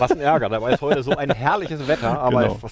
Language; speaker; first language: German; native; German